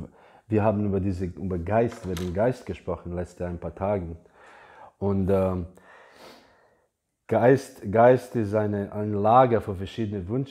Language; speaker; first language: German; non-native, fluent; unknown